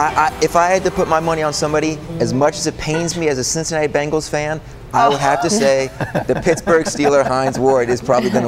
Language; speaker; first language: English; native; English